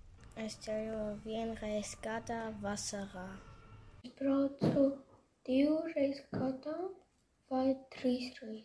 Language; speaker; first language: Latvian; early bilingual, heritage; Latvian